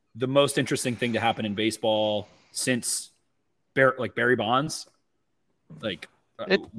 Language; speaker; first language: English; native; English